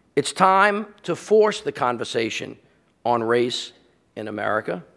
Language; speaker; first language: English; native; English